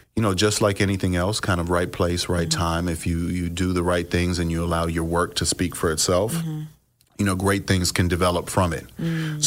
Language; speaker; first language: English; early bilingual, other home language; Russian